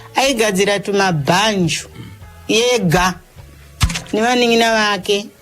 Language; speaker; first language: Shona; native; Shona